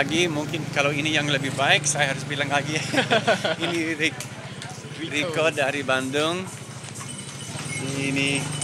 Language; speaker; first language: Indonesian; non-native, learner; English